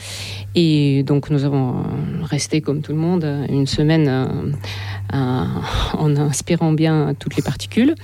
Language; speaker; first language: French; non-native, fluent; Russian